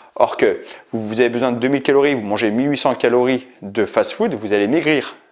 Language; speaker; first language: French; native; French